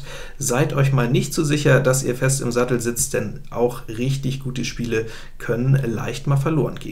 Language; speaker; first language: German; native; German